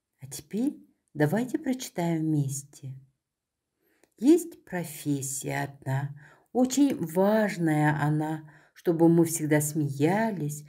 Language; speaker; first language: Russian; non-native, local second language; Kazakh